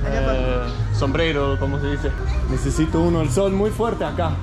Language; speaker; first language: Spanish; non-native, learner; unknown